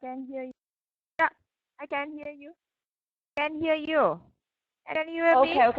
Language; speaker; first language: English; non-native, learner; Vietnamese